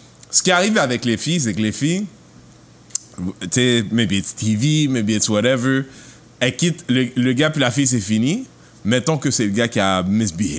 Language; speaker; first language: French; early bilingual, heritage; French